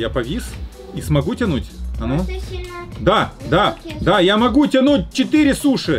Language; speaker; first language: Russian; native; Russian